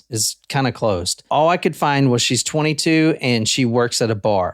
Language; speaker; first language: English; native; English